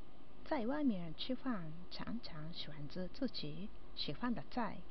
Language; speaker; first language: Chinese; non-native, learner; Japanese